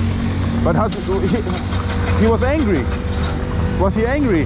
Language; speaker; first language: English; non-native, fluent; German